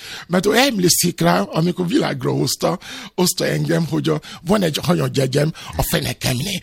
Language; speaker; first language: Hungarian; non-native, fluent; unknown